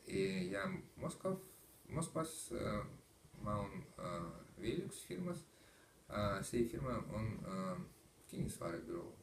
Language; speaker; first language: Estonian; non-native, learner; Russian